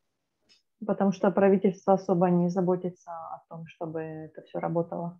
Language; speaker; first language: Russian; native; Russian